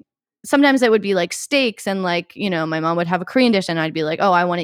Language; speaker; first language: English; native; English